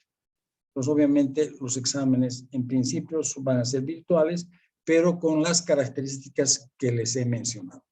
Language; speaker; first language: Spanish; native; Spanish